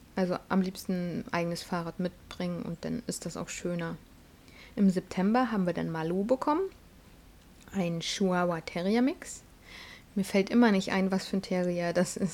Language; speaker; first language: German; native; German